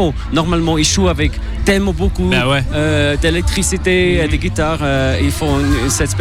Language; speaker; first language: French; non-native, local second language; German